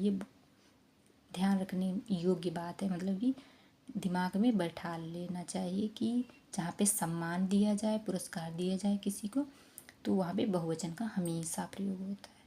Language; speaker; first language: Hindi; native; Hindi